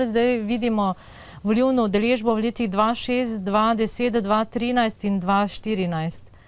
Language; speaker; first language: Slovenian; native; Slovenian